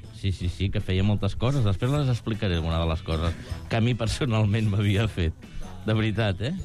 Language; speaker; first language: Catalan; native; Catalan